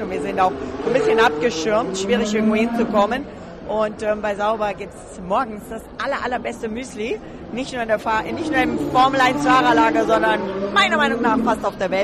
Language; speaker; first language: German; native; German